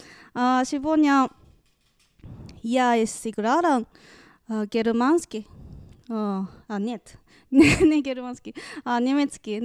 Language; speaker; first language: Russian; non-native, learner; Japanese